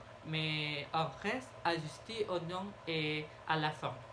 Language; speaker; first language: French; non-native, learner; Indonesian